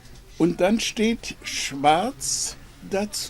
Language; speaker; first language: German; non-native, fluent; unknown